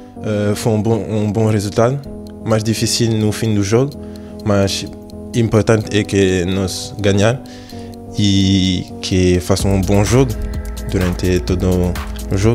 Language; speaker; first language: Portuguese; early bilingual, heritage; French